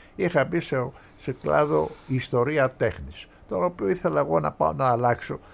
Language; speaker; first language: Greek; native; Greek